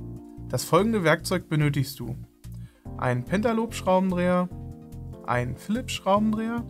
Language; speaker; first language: German; native; German